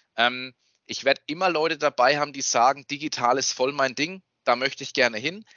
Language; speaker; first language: German; native; German